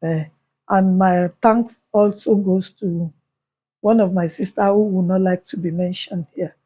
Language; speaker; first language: English; non-native, local second language; Yoruba